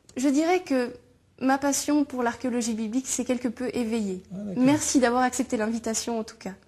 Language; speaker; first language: French; native; French